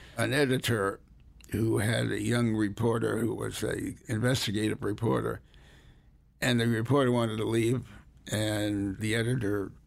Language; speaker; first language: English; native; English